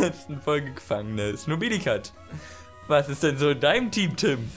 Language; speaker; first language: German; native; German